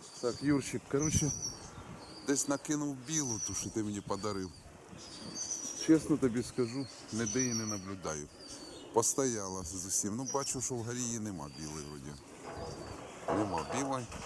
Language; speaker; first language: Ukrainian; non-native, local second language; Russian